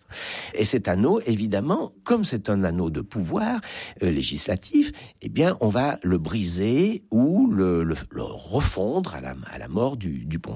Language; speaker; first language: French; native; French